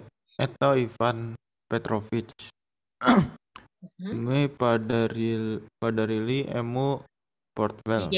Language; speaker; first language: Russian; non-native, learner; Indonesian